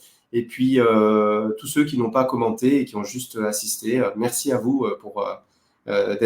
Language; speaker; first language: French; native; French